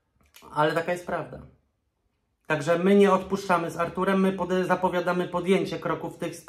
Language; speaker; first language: Polish; native; Polish